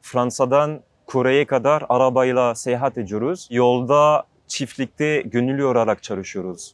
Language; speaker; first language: Turkish; non-native, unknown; French